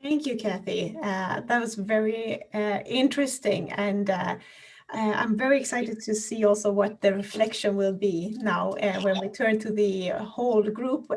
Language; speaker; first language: English; non-native, fluent; Swedish